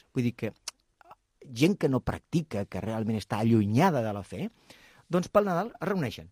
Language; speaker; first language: Catalan; native; Catalan